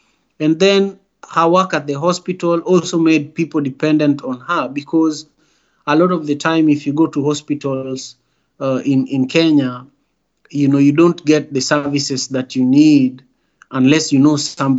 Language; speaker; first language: English; non-native, local second language; Luo (Kenya and Tanzania)